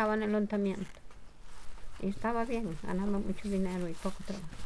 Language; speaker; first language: Spanish; non-native, local second language; Galician